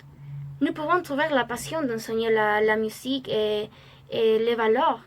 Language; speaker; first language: French; non-native, learner; Spanish